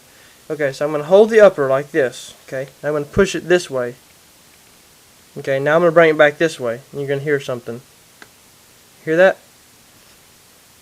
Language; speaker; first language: English; native; English